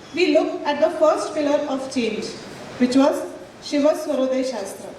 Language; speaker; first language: English; non-native, local second language; Marathi